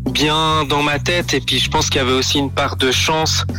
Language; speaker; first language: French; native; French